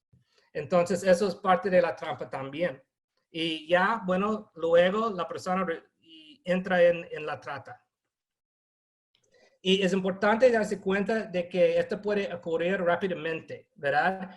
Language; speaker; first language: Spanish; non-native, fluent; English